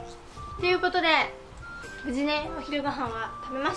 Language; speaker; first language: Japanese; native; Japanese